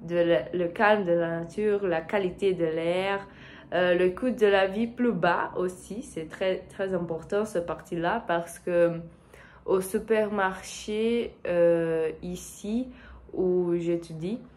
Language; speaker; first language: French; non-native, learner; Portuguese